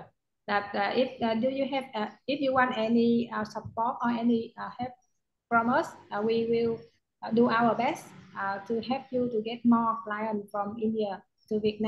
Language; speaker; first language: English; non-native, learner; Vietnamese